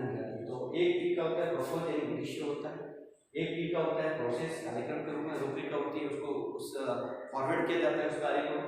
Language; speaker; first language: Hindi; native; Hindi